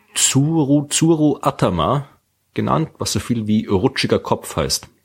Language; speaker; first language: German; native; German